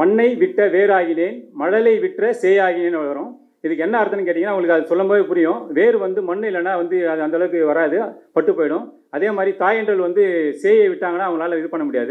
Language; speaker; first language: Tamil; native; Tamil